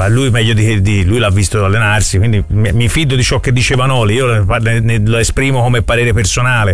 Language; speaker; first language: Italian; native; Italian